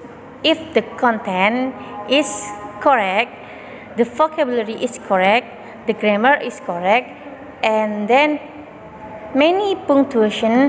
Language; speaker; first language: English; non-native, learner; Indonesian